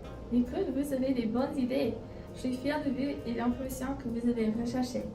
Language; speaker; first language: French; non-native, learner; English